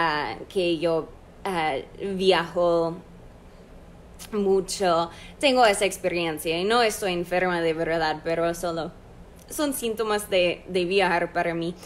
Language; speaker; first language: Spanish; non-native, fluent; English